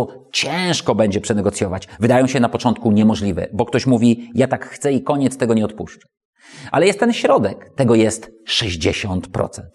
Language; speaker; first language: Polish; native; Polish